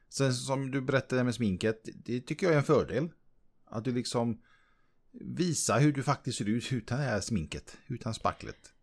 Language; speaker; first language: Swedish; native; Swedish